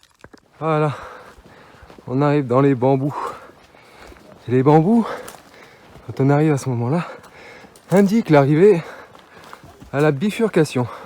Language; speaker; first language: French; native; French